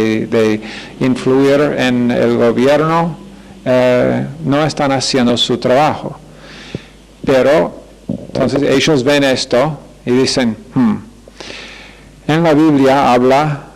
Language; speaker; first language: Spanish; non-native, fluent; English